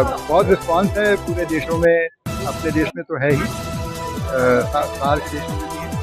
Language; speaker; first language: Hindi; native; Hindi